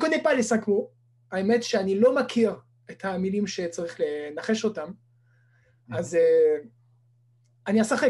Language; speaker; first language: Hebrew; non-native, fluent; French